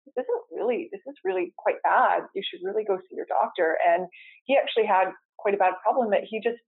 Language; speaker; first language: English; native; English